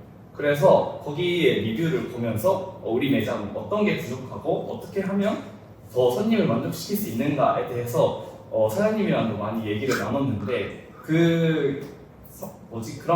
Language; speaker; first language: Korean; non-native, fluent; Japanese